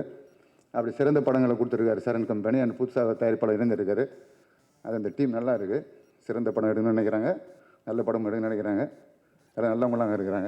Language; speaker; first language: Tamil; native; Tamil